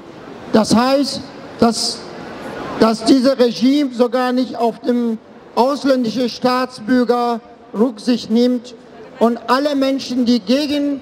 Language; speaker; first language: German; non-native, fluent; Persian